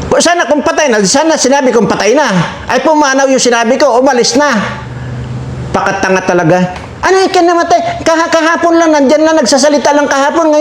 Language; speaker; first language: Filipino; non-native, local second language; Iloko